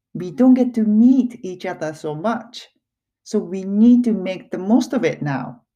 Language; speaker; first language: English; non-native, fluent; Japanese